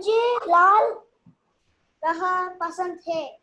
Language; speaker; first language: Hindi; non-native, learner; Tamil